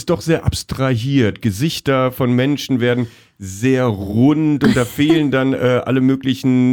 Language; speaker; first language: German; native; German